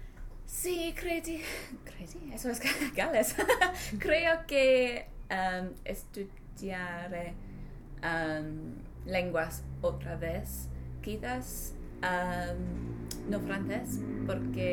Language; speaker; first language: Spanish; non-native, learner; English